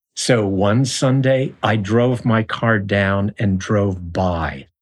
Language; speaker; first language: English; native; English